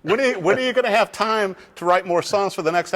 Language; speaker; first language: English; native; English